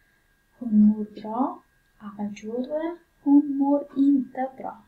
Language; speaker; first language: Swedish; non-native, fluent; Pashto